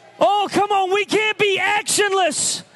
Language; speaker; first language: English; native; English